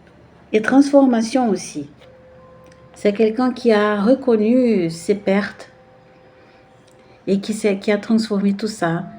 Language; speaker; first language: French; non-native, fluent; Portuguese